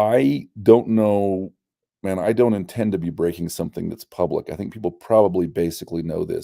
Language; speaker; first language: English; native; English